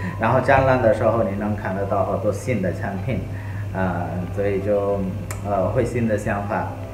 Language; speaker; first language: Chinese; non-native, fluent; Hindi